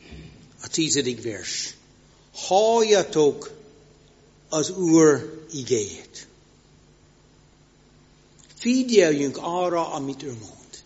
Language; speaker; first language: Hungarian; non-native, fluent; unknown